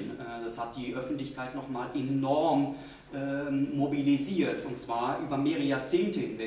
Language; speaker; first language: German; native; German